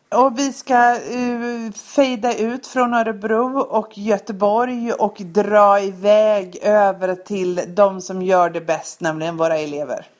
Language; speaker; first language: Swedish; native; Swedish